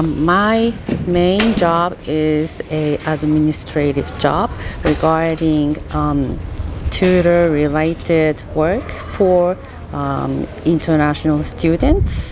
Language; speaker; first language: English; non-native, fluent; Japanese